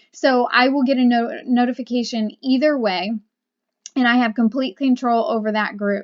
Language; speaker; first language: English; native; English